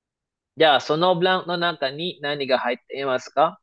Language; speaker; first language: Japanese; non-native, fluent; Filipino